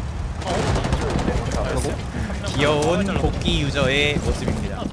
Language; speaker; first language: Korean; native; Korean